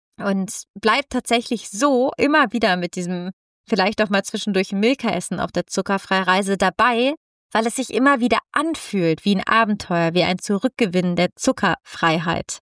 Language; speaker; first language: German; non-native, fluent; Italian